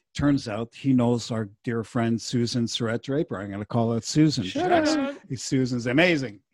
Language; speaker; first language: English; non-native, fluent; French